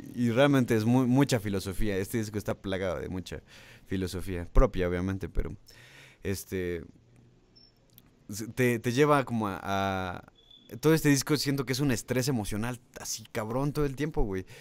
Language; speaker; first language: Spanish; native; Spanish